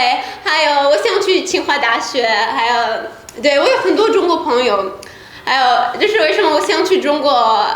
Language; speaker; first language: Chinese; non-native, learner; Persian